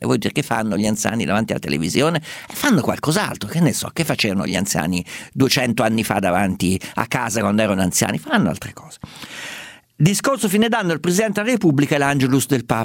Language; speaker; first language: Italian; native; Italian